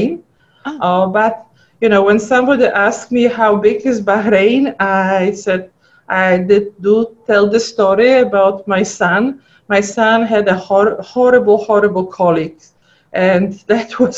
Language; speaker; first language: English; non-native, fluent; Polish